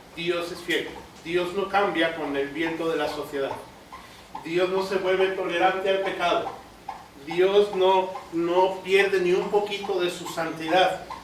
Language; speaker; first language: Spanish; native; Spanish